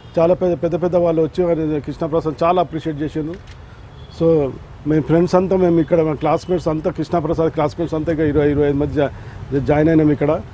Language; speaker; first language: Telugu; native; Telugu